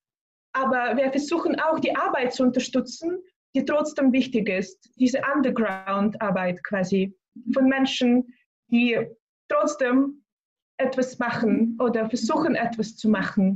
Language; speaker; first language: German; non-native, fluent; Russian